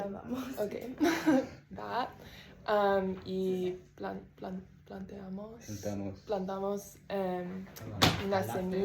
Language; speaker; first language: Spanish; non-native, learner; English